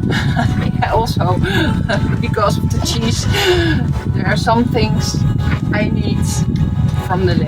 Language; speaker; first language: English; non-native, fluent; Dutch